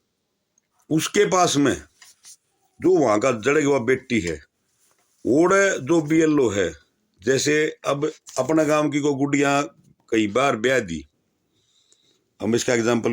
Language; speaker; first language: Hindi; native; Hindi